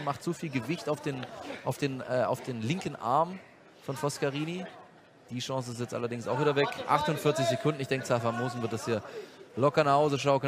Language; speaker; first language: German; native; German